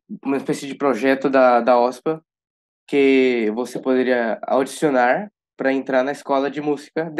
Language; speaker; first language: Portuguese; early bilingual, other home language; Spanish